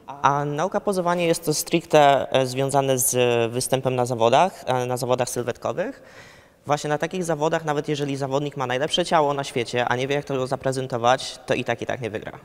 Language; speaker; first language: Polish; early bilingual, heritage; Polish